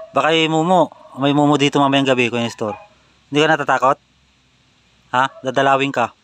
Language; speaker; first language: Filipino; native; Filipino